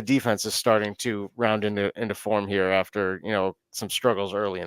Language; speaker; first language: English; native; English